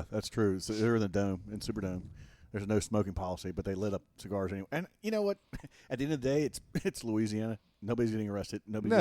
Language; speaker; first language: English; native; English